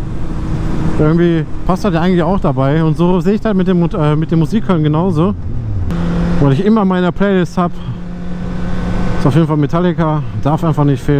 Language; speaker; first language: German; native; German